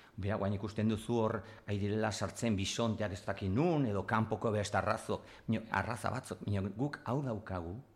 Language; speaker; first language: Basque; native; Basque